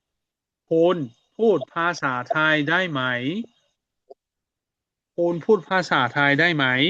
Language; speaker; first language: Thai; non-native, fluent; Burmese